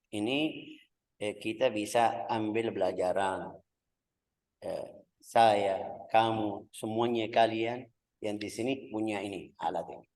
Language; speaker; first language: Indonesian; non-native, fluent; Arabic